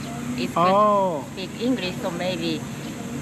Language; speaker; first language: English; non-native, learner; Japanese